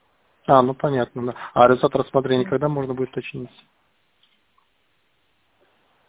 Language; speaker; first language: Russian; native; Russian